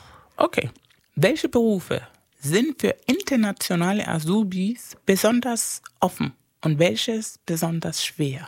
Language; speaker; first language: German; non-native, fluent; Spanish